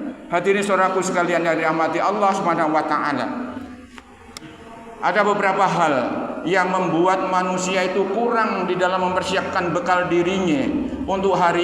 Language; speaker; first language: Indonesian; native; Indonesian